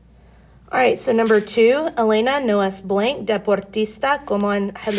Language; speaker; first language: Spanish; non-native, fluent; English